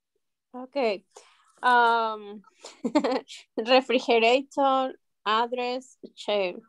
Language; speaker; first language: English; non-native, learner; Spanish